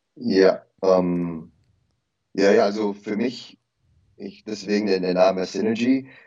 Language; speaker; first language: German; early bilingual, heritage; German